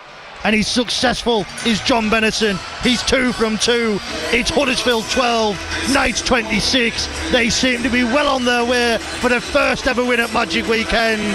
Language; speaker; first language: English; native; English